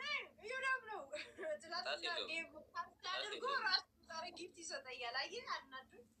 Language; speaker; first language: Amharic; native; Amharic